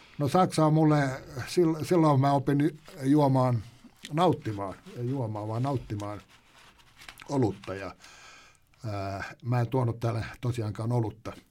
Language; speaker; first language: Finnish; native; Finnish